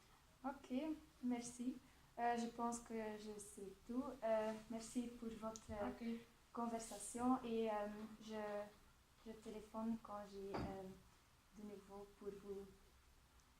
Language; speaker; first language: French; non-native, local second language; Dutch